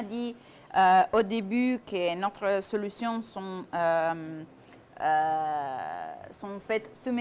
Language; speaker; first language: French; non-native, fluent; Italian